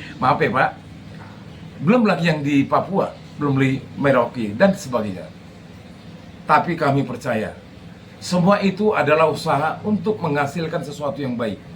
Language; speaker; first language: Indonesian; native; Indonesian